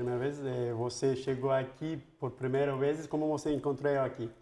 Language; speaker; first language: Portuguese; non-native, fluent; Turkish